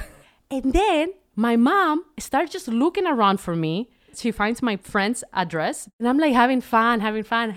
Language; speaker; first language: English; non-native, fluent; Spanish